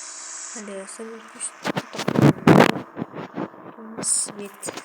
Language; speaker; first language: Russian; non-native, local second language; Kazakh